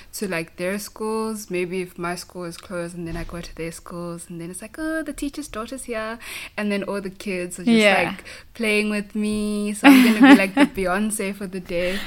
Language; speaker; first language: English; non-native, local second language; Zulu